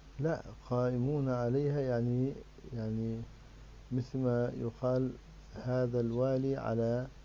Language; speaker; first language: Arabic; native; Arabic